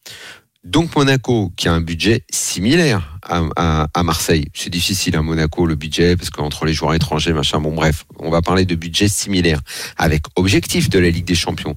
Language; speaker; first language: French; native; French